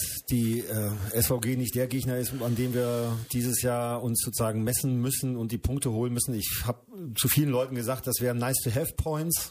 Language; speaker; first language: German; native; German